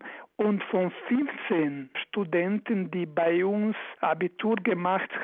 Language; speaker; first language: German; non-native, fluent; Croatian